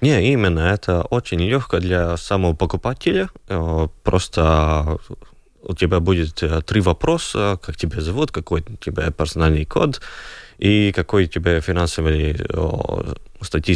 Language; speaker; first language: Russian; non-native, local second language; Latvian